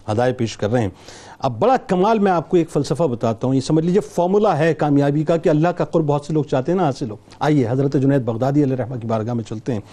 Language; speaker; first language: Urdu; native; Urdu